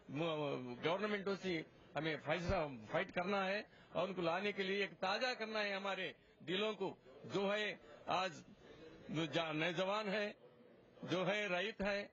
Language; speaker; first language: Urdu; native; Urdu